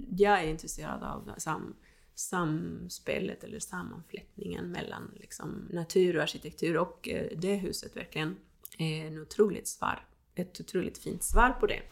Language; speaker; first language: Swedish; non-native, fluent; Spanish